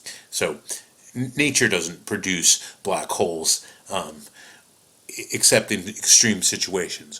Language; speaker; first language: English; native; English